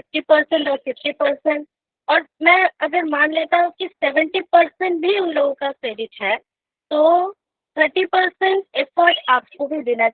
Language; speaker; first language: Hindi; non-native, local second language; Bangla